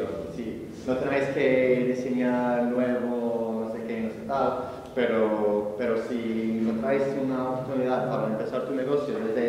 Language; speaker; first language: Spanish; non-native, learner; English